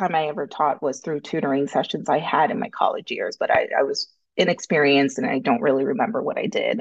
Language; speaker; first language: English; early bilingual, other home language; Korean